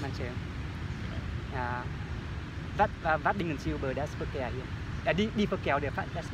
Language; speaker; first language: German; non-native, learner; Vietnamese